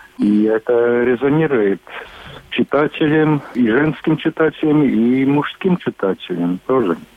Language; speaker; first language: Russian; non-native, local second language; Latvian